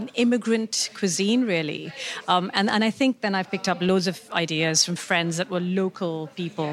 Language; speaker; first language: English; non-native, local second language; Urdu